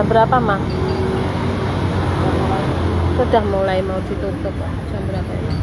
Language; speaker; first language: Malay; non-native, local second language; Javanese